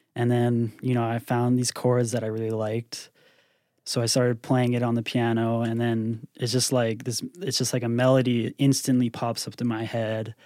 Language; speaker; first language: English; native; English